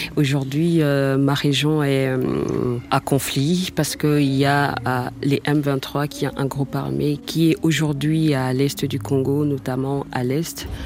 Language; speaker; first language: French; non-native, local second language; Swahili